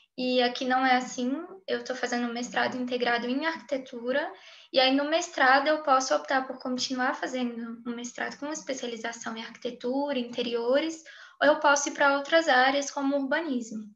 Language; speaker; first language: Portuguese; native; Portuguese